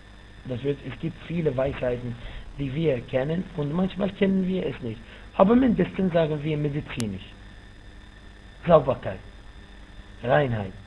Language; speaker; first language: German; non-native, fluent; Arabic